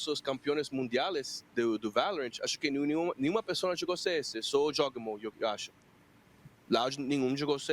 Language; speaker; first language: Portuguese; non-native, fluent; Spanish